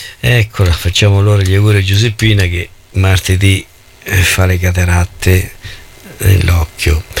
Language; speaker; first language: Italian; native; Italian